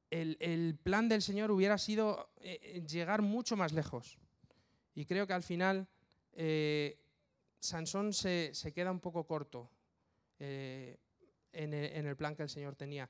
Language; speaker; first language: Spanish; native; Spanish